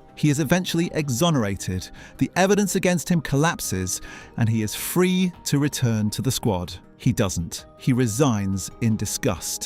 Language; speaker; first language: English; native; English